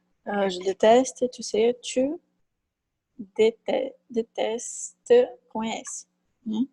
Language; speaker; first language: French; non-native, fluent; Portuguese